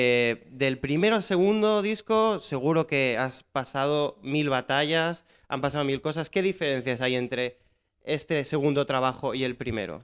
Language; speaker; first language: Spanish; native; Spanish